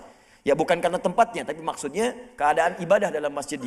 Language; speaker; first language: Indonesian; native; Indonesian